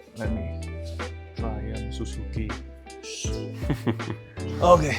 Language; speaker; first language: English; non-native, fluent; Indonesian